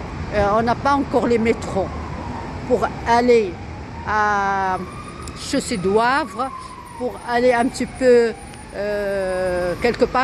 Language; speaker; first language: French; non-native, local second language; Arabic